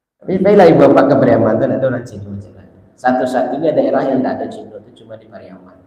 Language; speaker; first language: Malay; non-native, local second language; Minangkabau